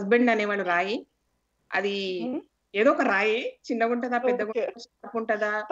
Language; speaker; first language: Telugu; native; Telugu